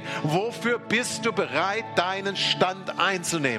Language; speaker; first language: German; native; German